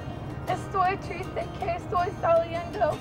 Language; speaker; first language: Spanish; non-native, learner; English